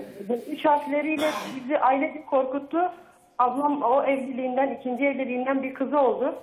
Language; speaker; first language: Turkish; native; Turkish